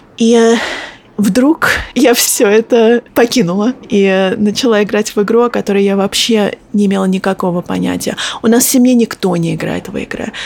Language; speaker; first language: Russian; early bilingual, heritage; Russian